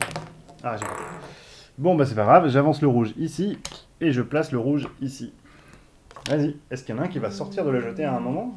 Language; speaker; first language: French; native; French